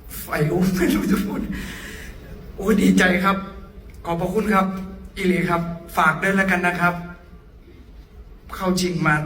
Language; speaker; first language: Thai; native; Thai